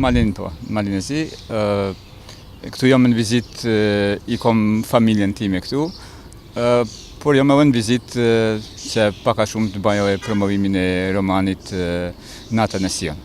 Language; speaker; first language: Albanian; native; Albanian